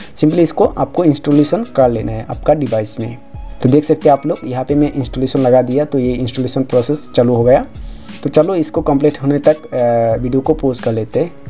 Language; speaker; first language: Hindi; non-native, local second language; Assamese